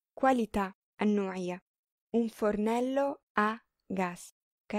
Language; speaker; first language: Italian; non-native, fluent; Arabic